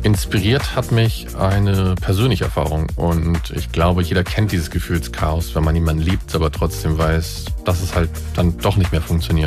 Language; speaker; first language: German; native; German